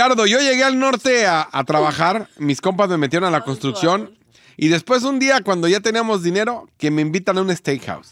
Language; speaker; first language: Spanish; native; Spanish